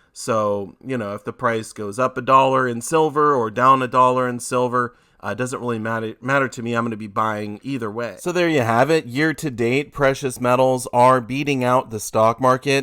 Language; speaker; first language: English; native; English